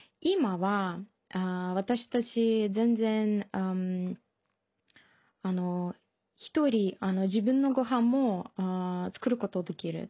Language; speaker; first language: Japanese; non-native, learner; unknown